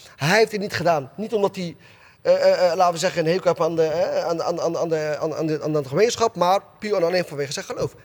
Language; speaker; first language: Dutch; early bilingual, other home language; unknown